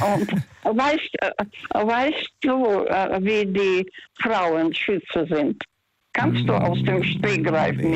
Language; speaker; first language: German; non-native, fluent; Russian